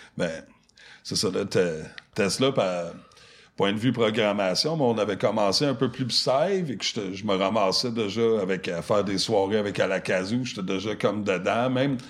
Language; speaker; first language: French; non-native, local second language; English